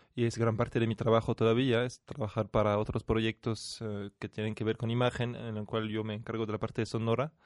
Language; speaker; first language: Spanish; non-native, fluent; French